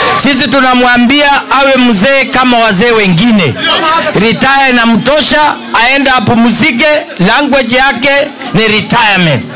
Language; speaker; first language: Swahili; non-native, local second language; Kalenjin